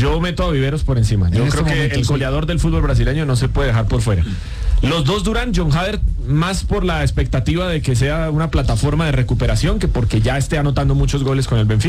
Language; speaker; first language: Spanish; native; Spanish